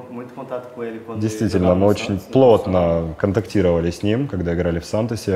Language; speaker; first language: Russian; non-native, fluent; Portuguese